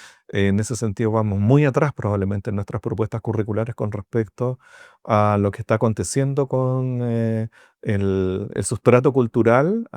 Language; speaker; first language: Spanish; native; Spanish